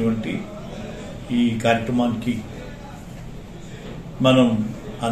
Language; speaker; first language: Telugu; native; Telugu